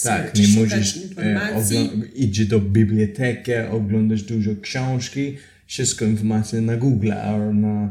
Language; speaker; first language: Polish; non-native, learner; English